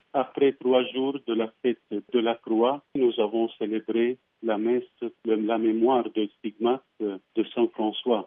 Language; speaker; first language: French; non-native, fluent; Arabic